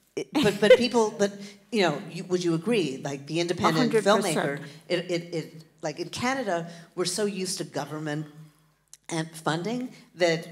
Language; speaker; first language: English; native; English